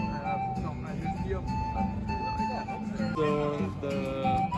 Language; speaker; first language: English; non-native, learner; German